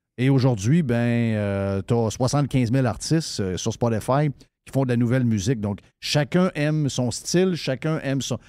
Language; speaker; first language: French; native; French